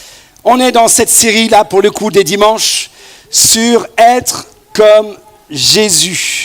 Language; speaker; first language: French; native; French